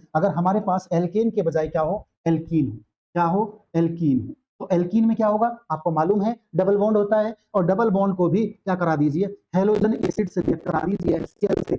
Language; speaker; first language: Hindi; native; Hindi